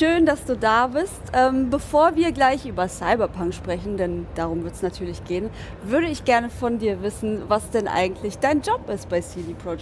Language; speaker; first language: German; native; German